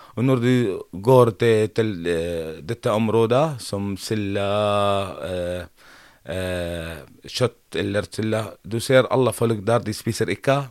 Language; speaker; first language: Norwegian; non-native, learner; Arabic